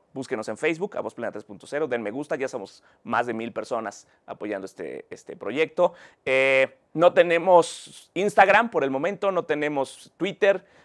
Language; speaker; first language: Spanish; native; Spanish